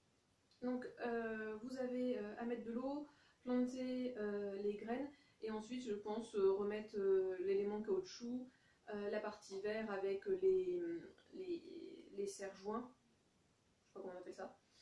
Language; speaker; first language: French; native; French